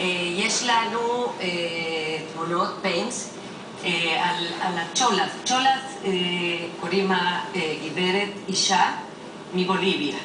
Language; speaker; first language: Hebrew; non-native, fluent; Spanish